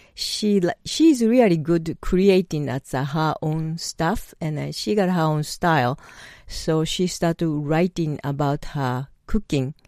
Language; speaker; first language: English; non-native, fluent; Japanese